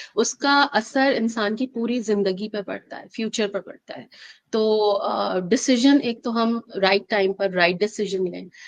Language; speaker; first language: Urdu; native; Urdu